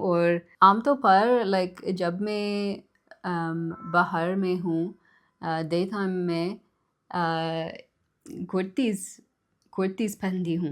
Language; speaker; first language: Hindi; non-native, learner; English